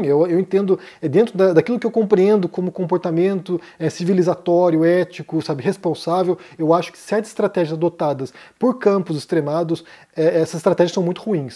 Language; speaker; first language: Portuguese; native; Portuguese